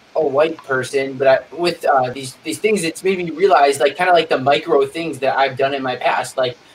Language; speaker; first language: English; native; English